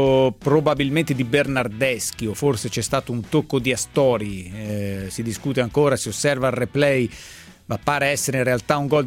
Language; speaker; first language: Italian; native; Italian